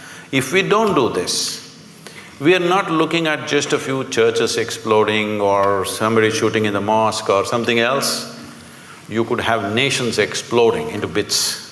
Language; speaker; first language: English; non-native, local second language; Kannada